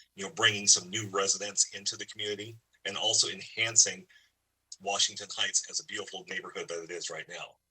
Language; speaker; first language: English; native; English